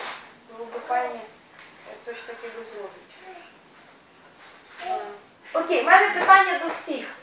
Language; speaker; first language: Polish; non-native, fluent; Ukrainian